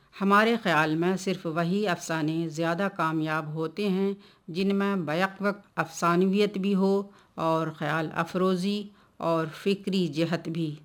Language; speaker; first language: Urdu; native; Urdu